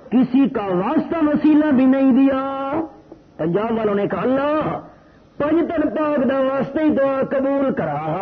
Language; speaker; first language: Urdu; non-native, local second language; Saraiki